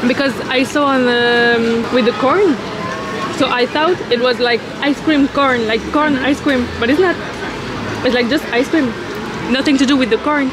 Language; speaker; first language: English; non-native, learner; French